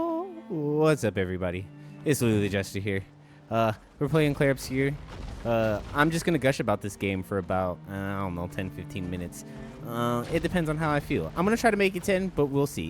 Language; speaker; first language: English; native; English